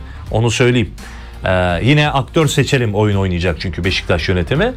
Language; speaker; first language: Turkish; native; Turkish